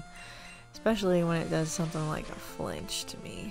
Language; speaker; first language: English; native; English